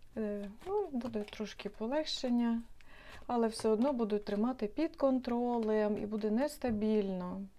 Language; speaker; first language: Ukrainian; non-native, local second language; Russian